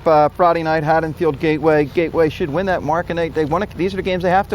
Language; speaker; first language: English; native; English